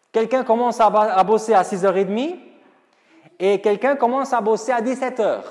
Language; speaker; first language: French; non-native, fluent; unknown